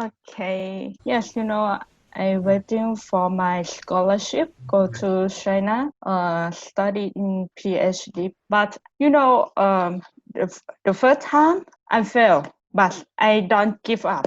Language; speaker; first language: English; non-native, learner; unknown